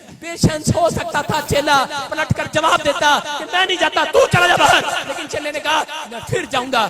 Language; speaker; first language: Hindi; non-native, local second language; Punjabi